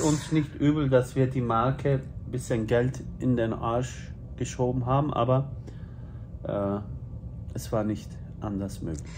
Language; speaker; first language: German; early bilingual, other home language; Turkish